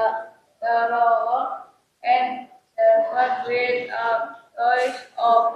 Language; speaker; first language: English; non-native, learner; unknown